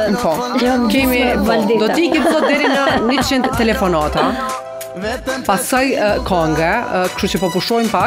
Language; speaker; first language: Albanian; native; Albanian